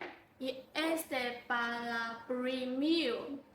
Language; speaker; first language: Spanish; non-native, learner; Chinese